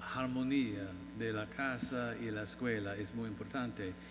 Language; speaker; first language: Spanish; non-native, learner; English